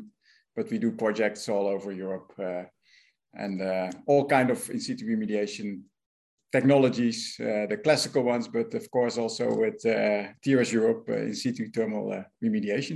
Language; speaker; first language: English; non-native, fluent; Dutch